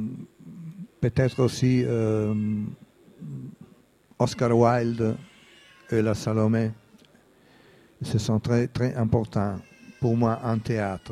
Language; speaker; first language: French; non-native, fluent; Italian